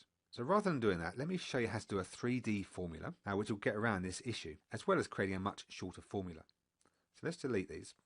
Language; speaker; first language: English; native; English